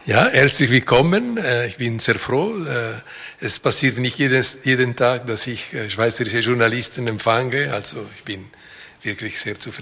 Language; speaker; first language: German; non-native, local second language; Italian